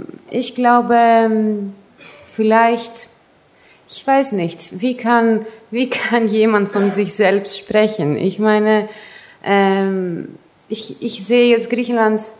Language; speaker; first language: German; non-native, fluent; Greek